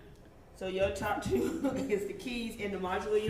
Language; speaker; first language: English; native; English